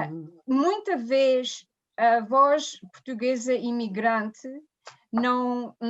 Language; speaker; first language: Portuguese; early bilingual, heritage; Portuguese